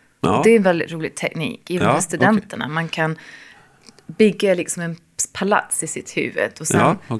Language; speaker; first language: Swedish; non-native, fluent; English